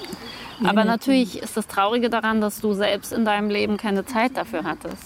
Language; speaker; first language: German; early bilingual, other home language; Persian